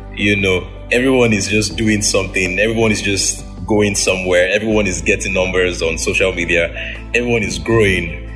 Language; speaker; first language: English; non-native, local second language; Yoruba